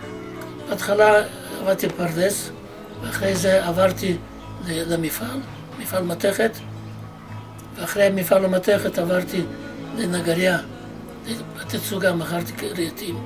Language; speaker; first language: Hebrew; non-native, fluent; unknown